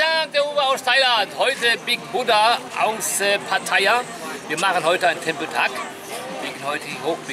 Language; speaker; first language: German; native; German